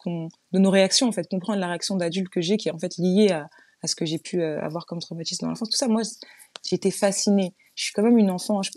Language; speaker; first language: French; native; French